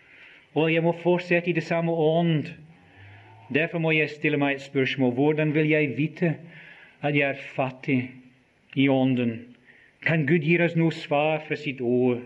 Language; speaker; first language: Norwegian; non-native, fluent; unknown